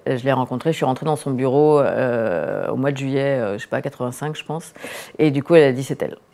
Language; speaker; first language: French; native; French